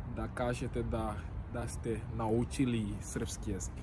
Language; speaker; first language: Serbian; non-native, fluent; Dutch